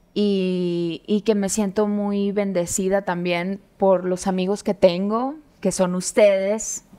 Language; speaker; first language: Spanish; native; Spanish